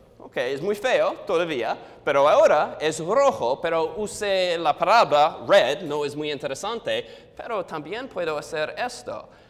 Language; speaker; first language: Spanish; non-native, learner; English